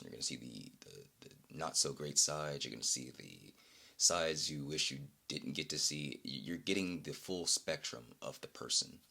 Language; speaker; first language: English; native; English